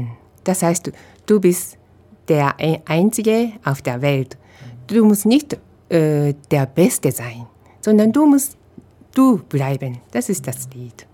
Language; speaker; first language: German; non-native, fluent; Japanese